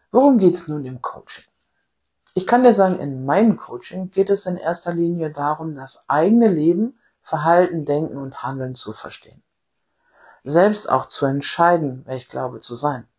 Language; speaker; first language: German; native; German